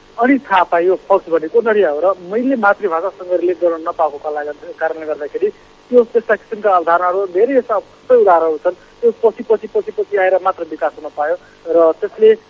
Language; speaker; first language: Nepali; non-native, local second language; Maithili